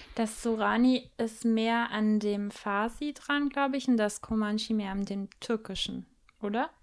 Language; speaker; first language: German; native; German